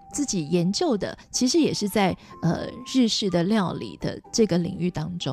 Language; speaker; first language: Chinese; native; Chinese